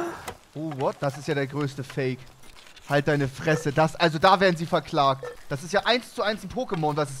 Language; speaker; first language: German; native; German